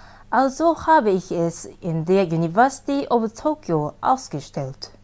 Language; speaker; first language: German; non-native, learner; Japanese